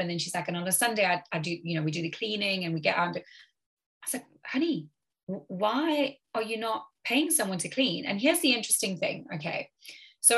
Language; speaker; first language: English; native; English